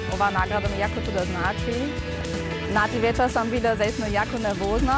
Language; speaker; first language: Serbian; native; Serbian